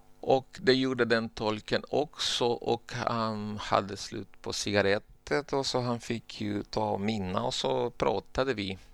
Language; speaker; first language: Swedish; non-native, fluent; Spanish